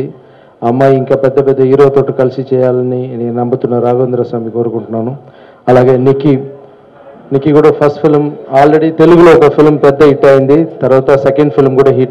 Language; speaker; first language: Telugu; non-native, local second language; Tamil